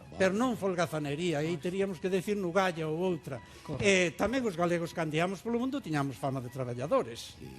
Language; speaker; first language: Galician; native; Galician